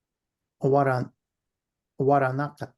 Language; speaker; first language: Japanese; non-native, learner; English